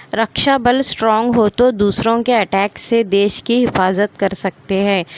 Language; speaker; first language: Hindi; non-native, local second language; Kannada